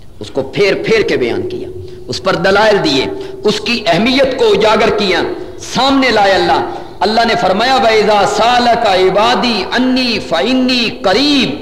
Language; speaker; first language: Urdu; non-native, local second language; Punjabi